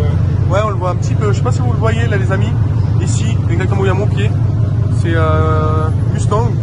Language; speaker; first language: French; native; French